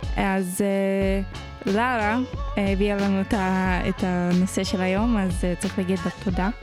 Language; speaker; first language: Hebrew; non-native, local second language; Arabic